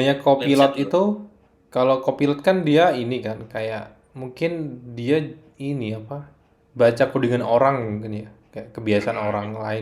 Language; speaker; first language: Indonesian; native; Indonesian